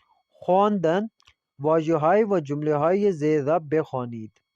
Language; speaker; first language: Persian; non-native, fluent; Urdu